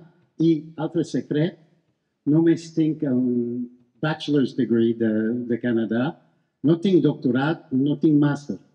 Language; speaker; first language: Catalan; non-native, fluent; English